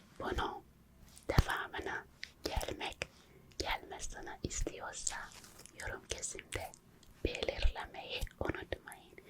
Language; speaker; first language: Turkish; non-native, local second language; English